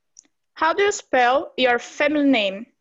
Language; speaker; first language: English; non-native, learner; Portuguese